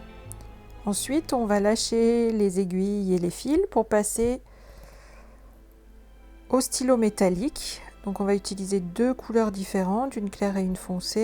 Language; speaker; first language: French; native; French